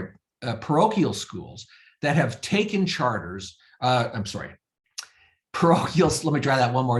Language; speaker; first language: English; native; English